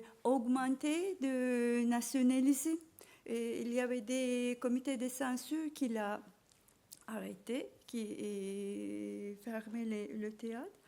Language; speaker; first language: French; non-native, learner; Turkish